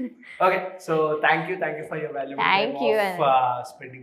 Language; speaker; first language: Telugu; native; Telugu